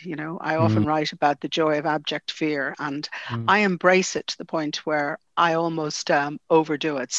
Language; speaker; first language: English; native; English